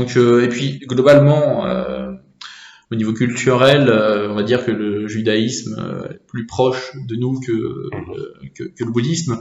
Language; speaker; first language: French; native; French